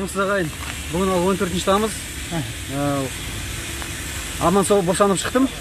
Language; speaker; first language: Kazakh; native; Kazakh